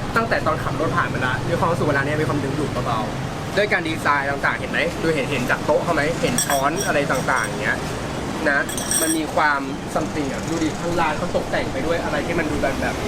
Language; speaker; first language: Thai; native; Thai